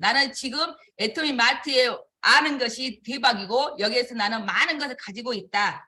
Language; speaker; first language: Korean; native; Korean